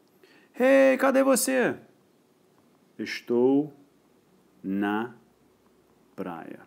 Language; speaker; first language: Portuguese; non-native, fluent; English